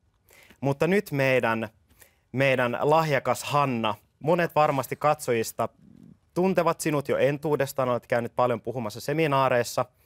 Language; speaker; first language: Finnish; native; Finnish